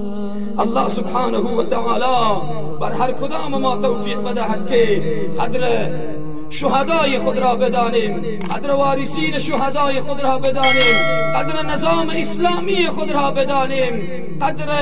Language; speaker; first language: Persian; native; Persian